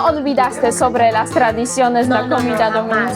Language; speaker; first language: Spanish; non-native, fluent; Polish